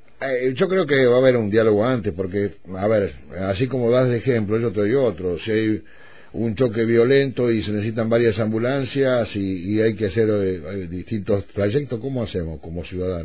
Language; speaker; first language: Spanish; native; Spanish